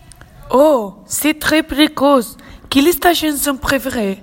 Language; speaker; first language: French; non-native, learner; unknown